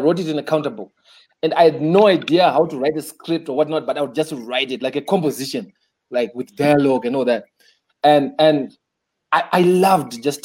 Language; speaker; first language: English; non-native, local second language; Shona